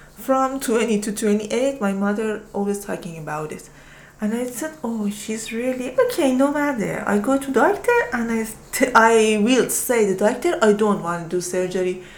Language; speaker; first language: English; non-native, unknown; Persian